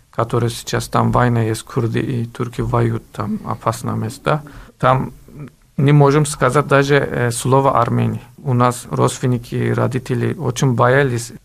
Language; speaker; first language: Russian; non-native, learner; Turkish